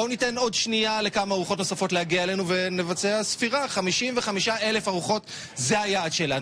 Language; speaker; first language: Hebrew; native; Hebrew